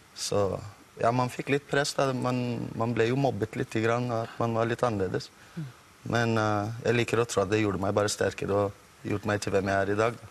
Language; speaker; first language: Norwegian; non-native, fluent; English